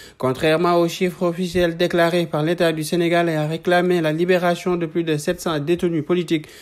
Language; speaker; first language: French; non-native, local second language; Wolof